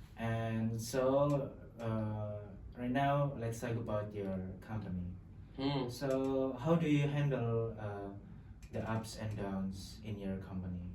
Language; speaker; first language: English; non-native, local second language; Indonesian